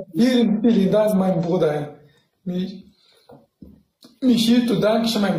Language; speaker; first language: German; non-native, learner; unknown